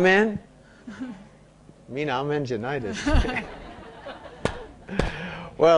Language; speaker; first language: Japanese; non-native, learner; English